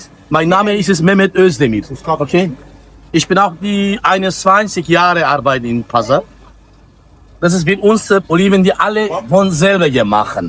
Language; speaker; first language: German; non-native, learner; Turkish